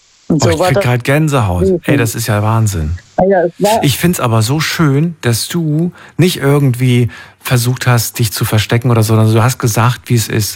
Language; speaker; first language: German; native; German